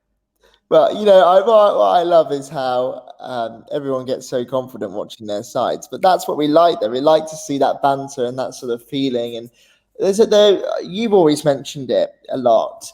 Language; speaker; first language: English; native; English